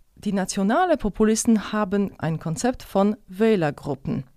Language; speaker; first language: German; non-native, fluent; Polish